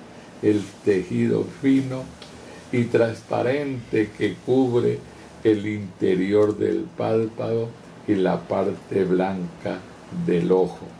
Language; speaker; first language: Spanish; native; Spanish